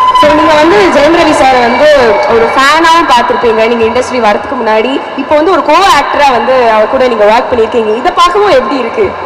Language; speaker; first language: Tamil; native; Tamil